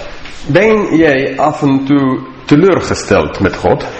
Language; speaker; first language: Dutch; non-native, fluent; English